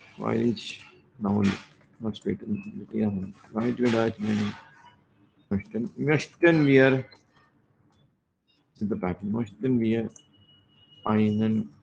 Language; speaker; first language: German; non-native, learner; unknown